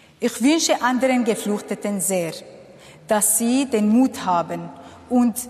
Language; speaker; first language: German; non-native, fluent; Kurdish